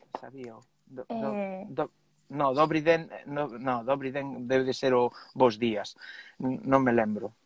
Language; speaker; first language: Galician; non-native, local second language; Spanish